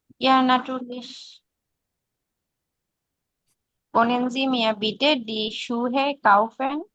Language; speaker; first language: German; non-native, learner; Bangla